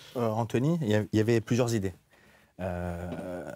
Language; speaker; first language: French; native; French